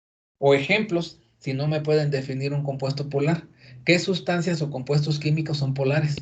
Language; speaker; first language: Spanish; native; Spanish